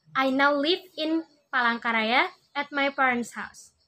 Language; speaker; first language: English; non-native, learner; Indonesian